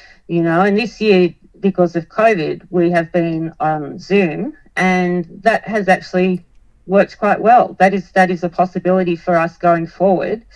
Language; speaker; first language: English; native; English